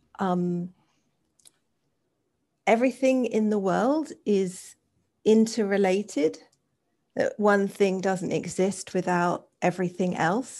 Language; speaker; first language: English; native; English